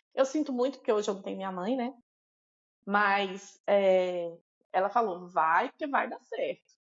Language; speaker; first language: Portuguese; native; Portuguese